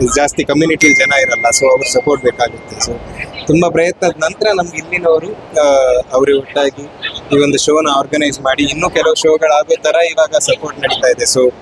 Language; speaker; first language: Kannada; non-native, local second language; Konkani